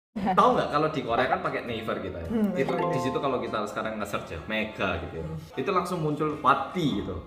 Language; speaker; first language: Indonesian; native; Indonesian